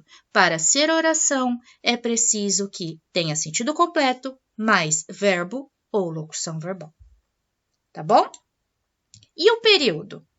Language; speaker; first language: Portuguese; native; Portuguese